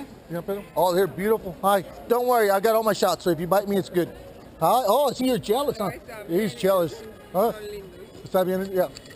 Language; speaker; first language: English; early bilingual, other home language; Spanish